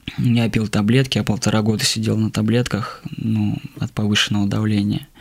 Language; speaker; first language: Russian; native; Russian